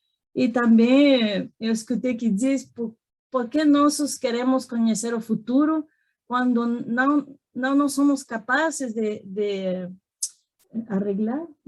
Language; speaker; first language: Portuguese; non-native, fluent; Spanish